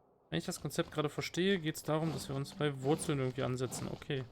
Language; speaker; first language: German; native; German